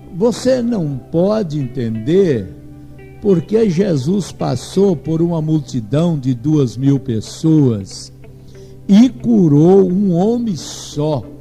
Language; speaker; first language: Portuguese; native; Portuguese